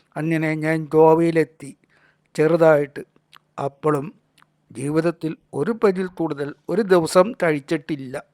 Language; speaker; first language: Malayalam; native; Malayalam